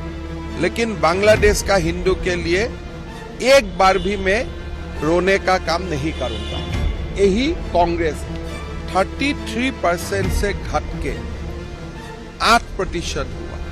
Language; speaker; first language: Hindi; non-native, local second language; Assamese